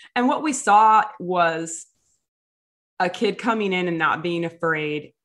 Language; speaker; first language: English; native; English